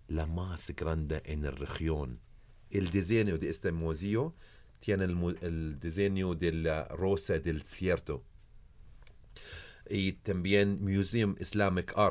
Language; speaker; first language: Spanish; non-native, learner; Arabic